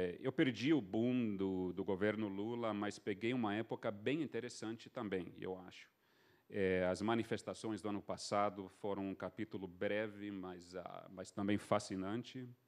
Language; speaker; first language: Portuguese; non-native, fluent; English